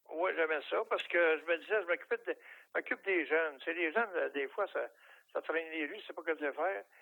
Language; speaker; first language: French; native; French